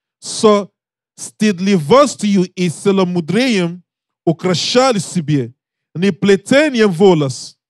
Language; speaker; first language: Russian; non-native, learner; English